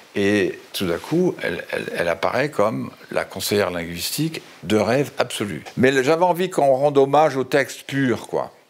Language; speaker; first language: French; native; French